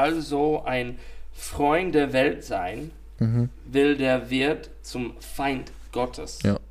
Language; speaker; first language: German; non-native, fluent; English